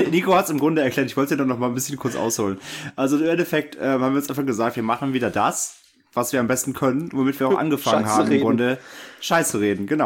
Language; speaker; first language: German; native; German